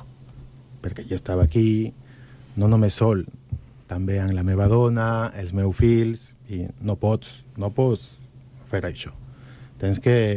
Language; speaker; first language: Catalan; non-native, learner; Spanish